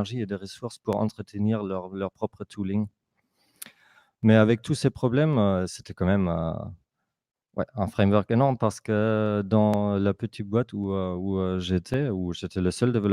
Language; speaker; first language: French; non-native, fluent; German